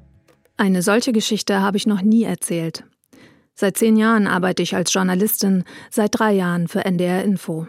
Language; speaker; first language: German; native; German